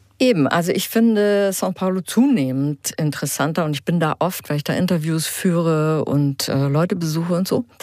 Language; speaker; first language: German; early bilingual, heritage; German